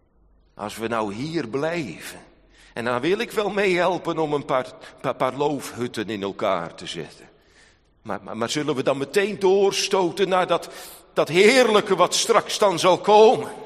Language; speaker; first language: Dutch; native; Dutch